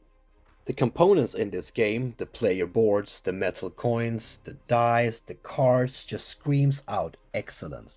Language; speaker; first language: English; non-native, fluent; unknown